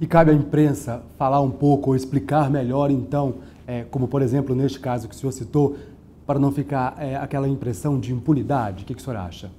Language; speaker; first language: Portuguese; native; Portuguese